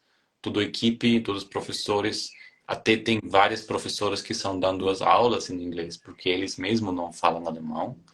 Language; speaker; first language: Portuguese; non-native, fluent; German